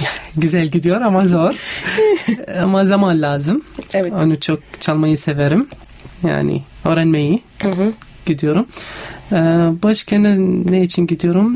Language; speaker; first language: Turkish; non-native, learner; Arabic